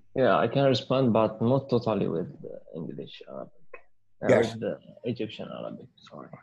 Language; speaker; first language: English; non-native, learner; Arabic